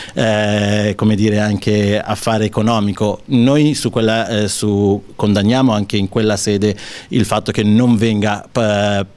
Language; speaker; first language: Italian; non-native, fluent; Urdu